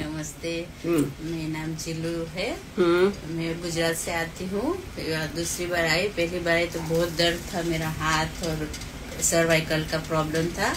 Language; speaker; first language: Hindi; non-native, local second language; Gujarati